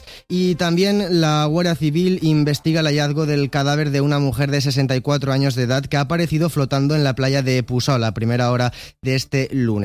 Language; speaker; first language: Spanish; native; Spanish